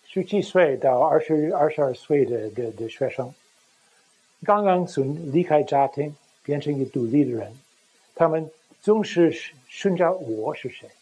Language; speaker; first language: Chinese; non-native, fluent; English